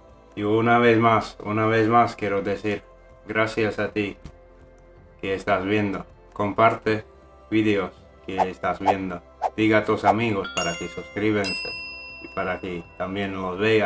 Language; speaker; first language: Spanish; non-native, fluent; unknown